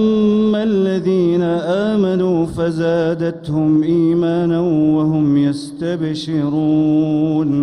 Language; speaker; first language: Arabic; native; Arabic